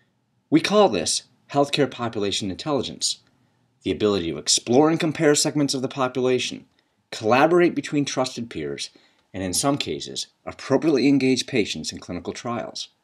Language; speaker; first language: English; native; English